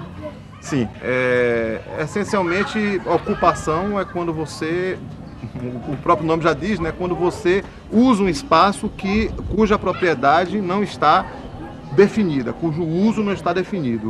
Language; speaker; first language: Portuguese; native; Portuguese